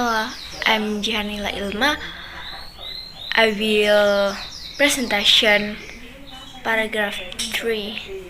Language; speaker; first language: English; non-native, learner; Indonesian